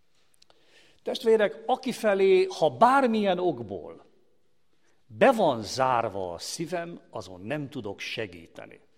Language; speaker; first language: Hungarian; native; Hungarian